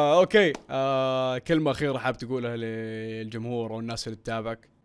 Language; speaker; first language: Arabic; native; Arabic